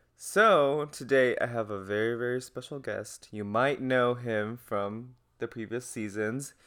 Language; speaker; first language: English; non-native, fluent; Chinese